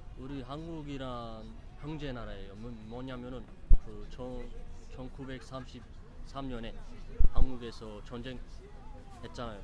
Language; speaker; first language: Korean; non-native, fluent; Turkish